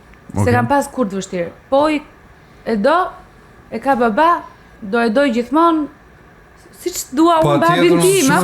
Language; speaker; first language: Albanian; native; Albanian